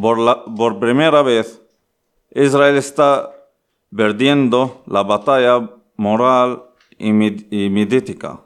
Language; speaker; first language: Spanish; non-native, learner; Arabic